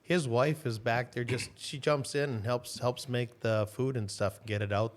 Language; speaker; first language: English; native; English